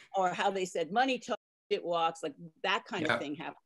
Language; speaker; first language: English; native; English